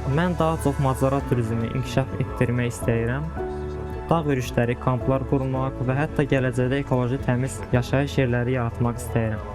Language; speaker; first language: Azerbaijani; non-native, local second language; Talysh